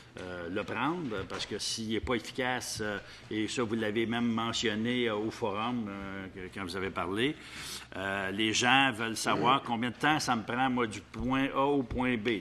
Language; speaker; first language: French; native; French